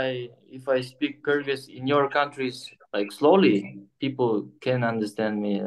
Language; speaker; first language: English; non-native, fluent; Kyrgyz